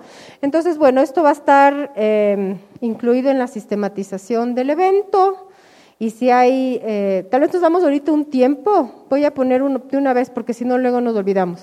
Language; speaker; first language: Spanish; native; Spanish